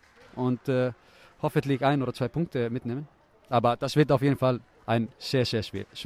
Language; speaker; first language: German; non-native, fluent; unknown